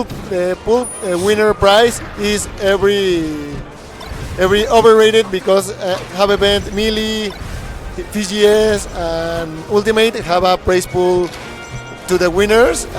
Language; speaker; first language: English; non-native, learner; Spanish